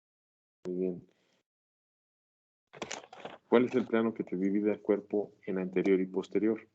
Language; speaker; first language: Spanish; native; Spanish